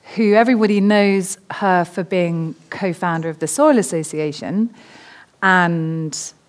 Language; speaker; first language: English; native; English